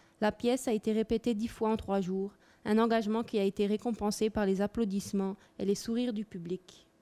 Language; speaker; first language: French; non-native, local second language; Italian